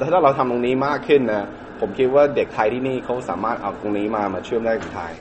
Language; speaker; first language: Thai; early bilingual, other home language; English